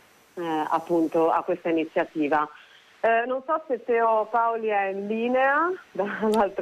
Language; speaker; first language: Italian; native; Italian